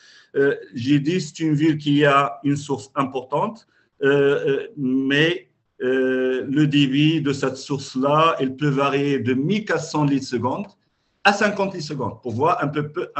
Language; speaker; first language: French; non-native, local second language; Arabic